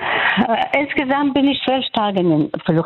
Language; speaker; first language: German; non-native, fluent; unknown